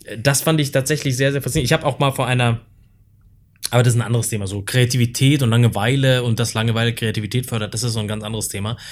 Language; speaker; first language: German; native; German